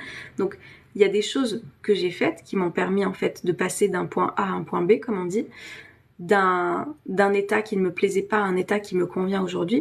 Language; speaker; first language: French; native; French